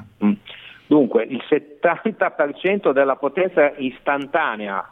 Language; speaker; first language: Italian; native; Italian